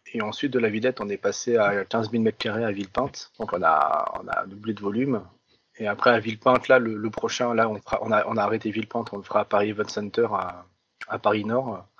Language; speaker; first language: French; early bilingual, other home language; Vietnamese